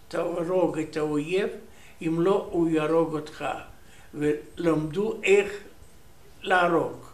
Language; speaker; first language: Hebrew; non-native, learner; Romanian